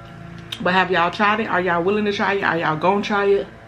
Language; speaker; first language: English; native; English